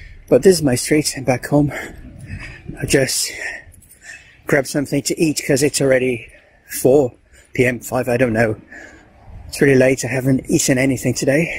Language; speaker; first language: English; non-native, fluent; Portuguese